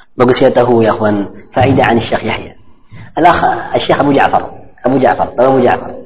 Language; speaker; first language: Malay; non-native, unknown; Arabic